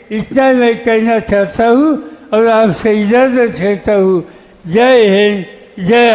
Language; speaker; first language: Hindi; non-native, local second language; Marathi